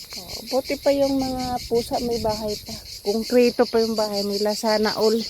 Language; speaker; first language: Filipino; non-native, local second language; Cebuano